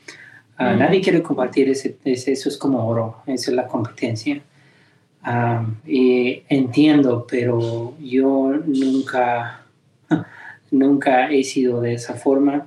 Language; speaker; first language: Spanish; early bilingual, heritage; Spanish